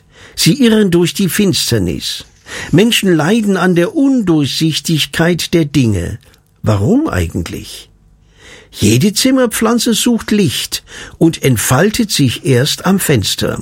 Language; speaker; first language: German; native; German